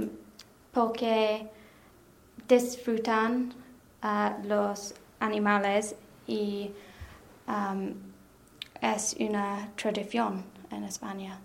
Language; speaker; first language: Spanish; non-native, learner; English